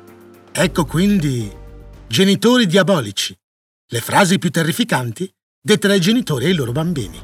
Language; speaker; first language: Italian; native; Italian